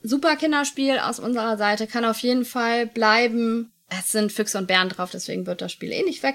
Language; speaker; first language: German; native; German